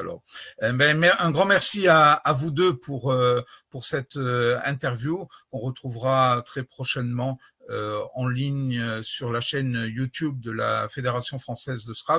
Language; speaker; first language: French; native; French